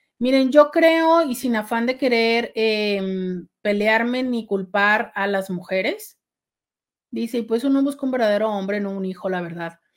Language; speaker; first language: Spanish; native; Spanish